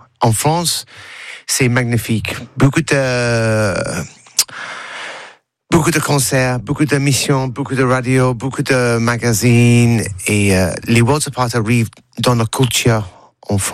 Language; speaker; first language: French; non-native, learner; English